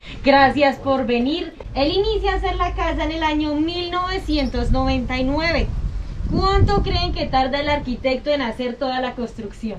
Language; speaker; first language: Spanish; native; Spanish